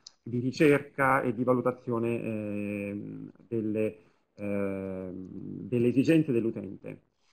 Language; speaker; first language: Italian; native; Italian